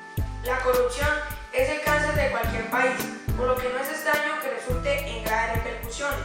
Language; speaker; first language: Spanish; native; Spanish